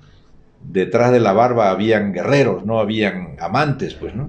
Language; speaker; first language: Spanish; native; Spanish